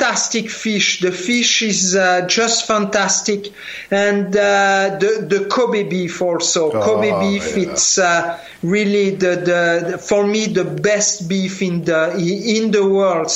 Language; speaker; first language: English; non-native, fluent; French